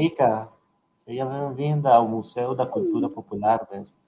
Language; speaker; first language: Portuguese; non-native, learner; Spanish